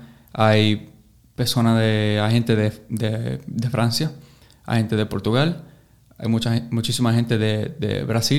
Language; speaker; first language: Spanish; early bilingual, heritage; English